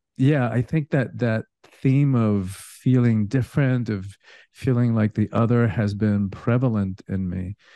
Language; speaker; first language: English; early bilingual, other home language; Spanish